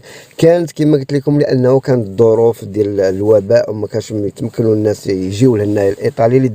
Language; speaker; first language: Arabic; native; Arabic